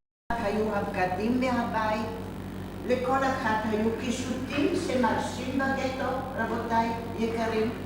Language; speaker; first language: Hebrew; non-native, fluent; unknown